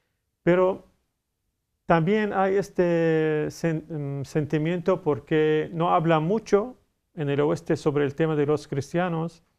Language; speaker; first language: Spanish; non-native, fluent; Arabic